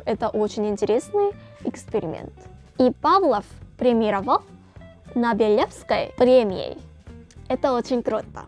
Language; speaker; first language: Russian; non-native, fluent; Korean